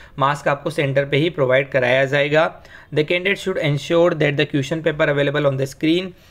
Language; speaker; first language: Hindi; native; Hindi